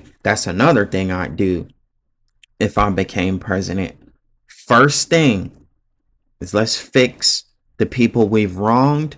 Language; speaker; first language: English; native; English